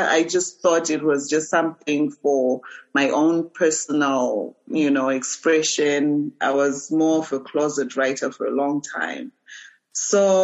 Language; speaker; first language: English; non-native, local second language; Shona